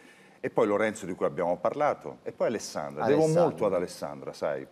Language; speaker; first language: Italian; native; Italian